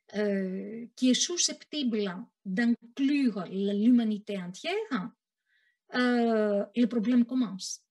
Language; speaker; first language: French; non-native, fluent; Greek